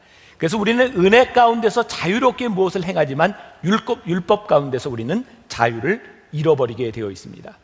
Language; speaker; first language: Korean; native; Korean